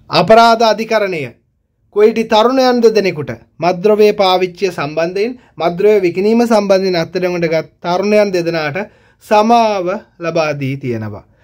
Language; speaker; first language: Sinhala; native; Sinhala